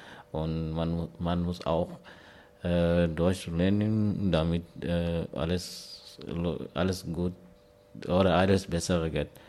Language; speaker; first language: German; non-native, learner; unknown